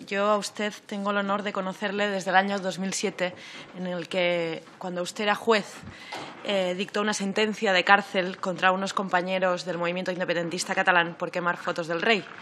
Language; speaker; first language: Spanish; non-native, local second language; Catalan